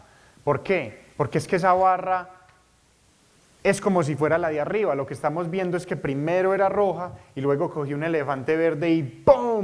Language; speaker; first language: Spanish; native; Spanish